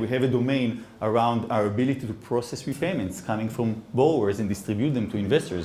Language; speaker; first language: English; non-native, fluent; Hebrew